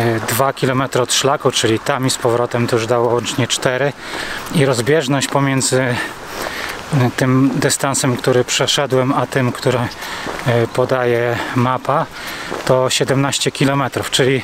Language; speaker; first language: Polish; native; Polish